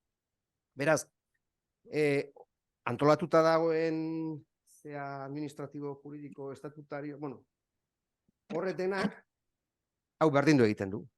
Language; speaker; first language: Basque; native; Basque